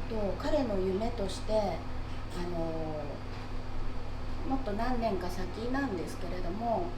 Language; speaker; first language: Japanese; native; Japanese